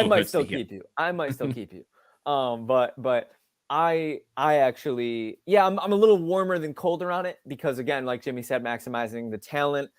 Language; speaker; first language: English; native; English